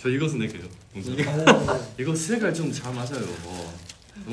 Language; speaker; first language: Korean; non-native, fluent; Chinese